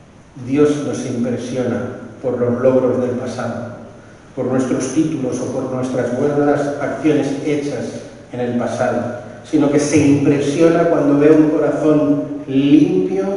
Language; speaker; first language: Spanish; native; Spanish